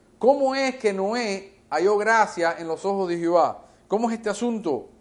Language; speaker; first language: Spanish; early bilingual, heritage; Spanish